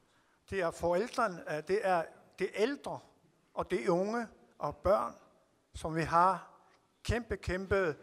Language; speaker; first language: Danish; non-native, local second language; Kalaallisut